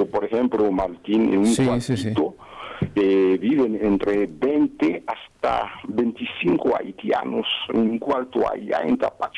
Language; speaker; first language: Spanish; non-native, fluent; Haitian Creole